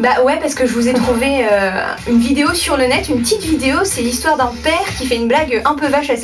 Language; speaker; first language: French; native; French